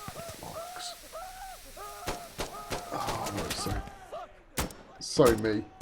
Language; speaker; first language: English; native; English